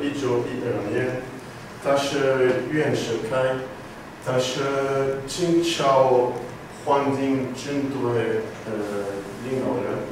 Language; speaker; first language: Chinese; non-native, learner; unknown